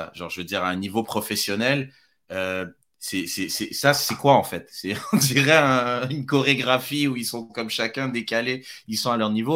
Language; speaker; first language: French; native; French